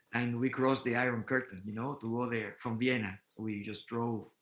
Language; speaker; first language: English; non-native, fluent; Spanish